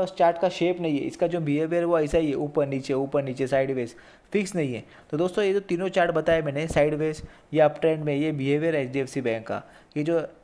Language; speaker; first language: Hindi; native; Hindi